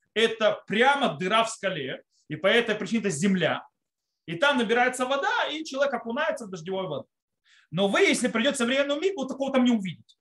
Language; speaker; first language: Russian; early bilingual, heritage; Russian